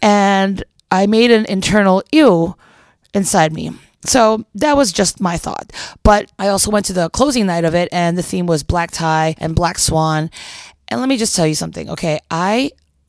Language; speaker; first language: English; non-native, local second language; Filipino